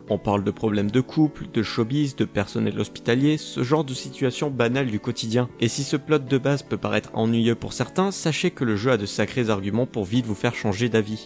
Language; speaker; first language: French; native; French